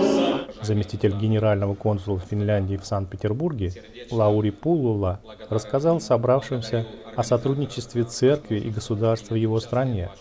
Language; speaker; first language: Russian; native; Russian